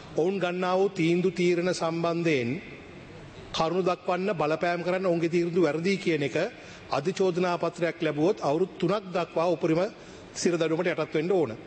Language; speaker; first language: Sinhala; native; Sinhala